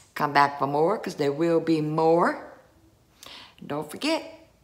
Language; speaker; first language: English; native; English